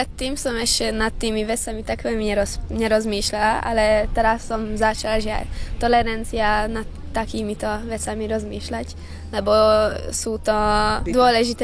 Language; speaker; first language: Slovak; non-native, local second language; Hungarian